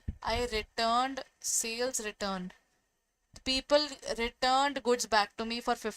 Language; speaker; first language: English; non-native, local second language; Hindi